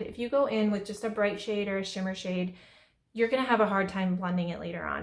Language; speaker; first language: English; native; English